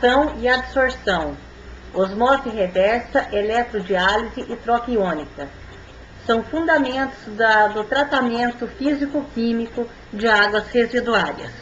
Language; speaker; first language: Portuguese; native; Portuguese